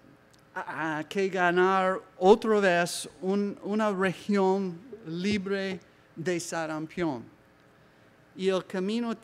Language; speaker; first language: Spanish; non-native, learner; English